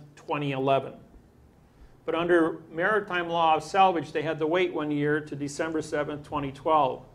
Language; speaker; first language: English; native; English